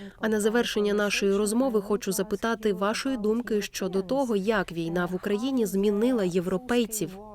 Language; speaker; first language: Ukrainian; native; Ukrainian